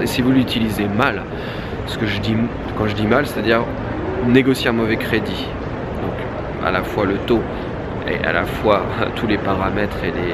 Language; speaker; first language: French; native; French